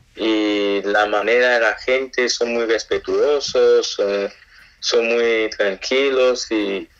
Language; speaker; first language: Spanish; non-native, fluent; Nigerian Pidgin